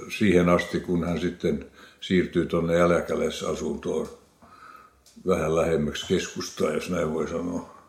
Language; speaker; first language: Finnish; non-native, local second language; Swedish